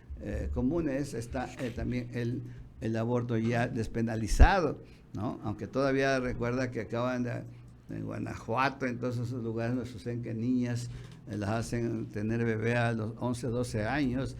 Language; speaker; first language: Spanish; native; Spanish